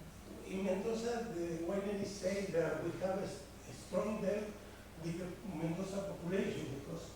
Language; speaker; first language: English; non-native, fluent; Spanish